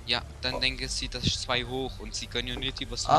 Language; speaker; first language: German; native; German